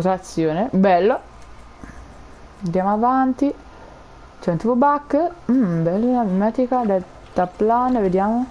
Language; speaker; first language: Italian; native; Italian